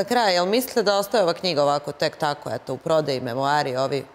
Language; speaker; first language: Serbian; native; Serbian